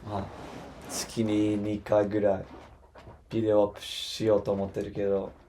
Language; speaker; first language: Japanese; non-native, learner; English